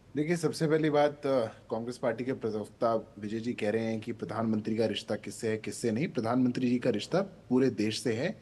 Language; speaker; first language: Hindi; native; Hindi